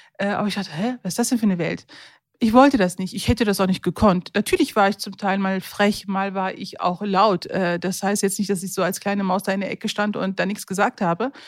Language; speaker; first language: German; early bilingual, other home language; Turkish